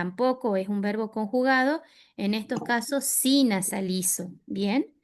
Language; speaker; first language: Spanish; native; Spanish